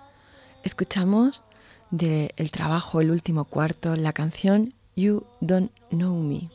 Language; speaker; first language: Spanish; native; Spanish